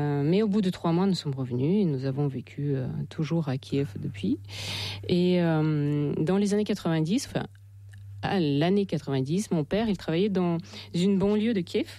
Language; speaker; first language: French; non-native, fluent; Russian